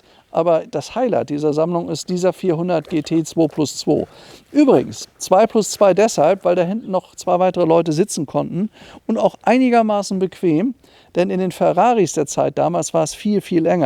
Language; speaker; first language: German; native; German